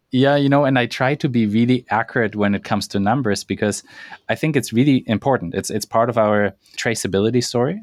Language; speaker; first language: English; non-native, fluent; German